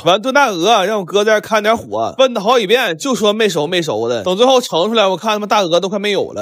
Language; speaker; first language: Chinese; native; Chinese